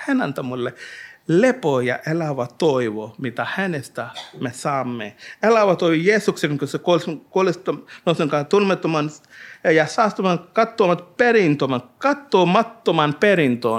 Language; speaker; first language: Finnish; non-native, learner; Hindi